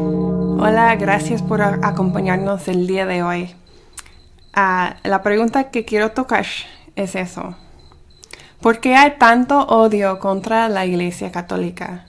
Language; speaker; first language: Spanish; early bilingual, heritage; Spanish